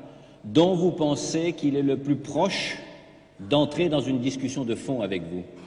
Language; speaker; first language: French; native; French